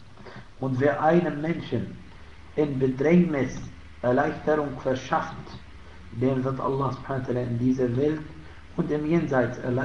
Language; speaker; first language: German; non-native, fluent; Arabic